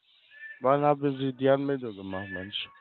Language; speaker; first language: German; non-native, learner; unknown